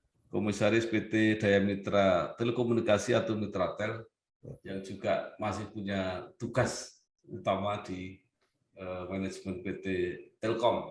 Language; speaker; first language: Indonesian; native; Indonesian